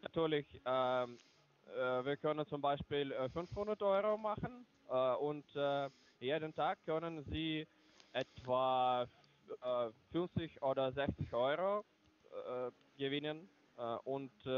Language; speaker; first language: German; non-native, learner; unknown